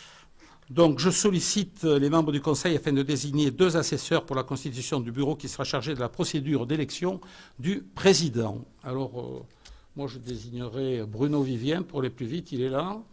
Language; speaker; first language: French; native; French